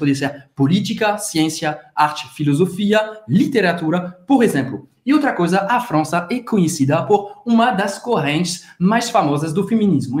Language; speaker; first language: Portuguese; non-native, fluent; French